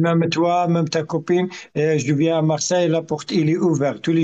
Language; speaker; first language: French; non-native, learner; Arabic